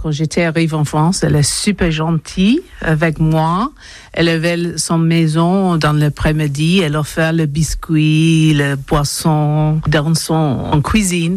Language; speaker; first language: French; non-native, learner; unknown